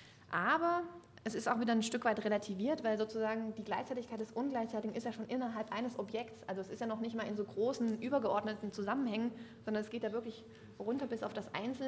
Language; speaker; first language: German; native; German